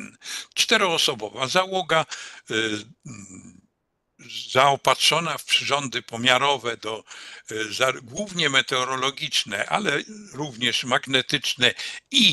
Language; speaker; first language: Polish; native; Polish